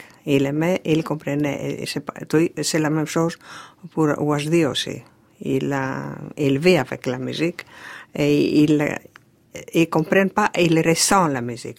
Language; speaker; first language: French; non-native, fluent; Greek